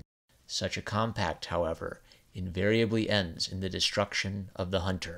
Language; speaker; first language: English; native; English